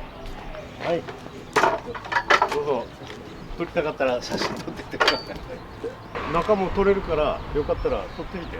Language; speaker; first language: Japanese; native; Japanese